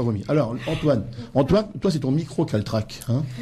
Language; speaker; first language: French; native; French